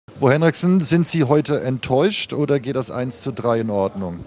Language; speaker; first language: German; native; German